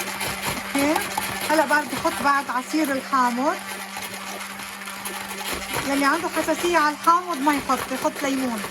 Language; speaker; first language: Arabic; native; Arabic